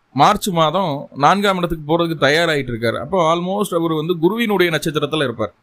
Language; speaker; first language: Tamil; native; Tamil